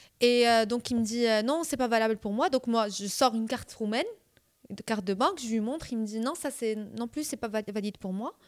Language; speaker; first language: French; non-native, local second language; Arabic